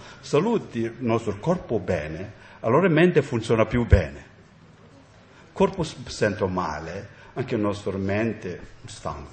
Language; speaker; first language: Italian; non-native, learner; Tibetan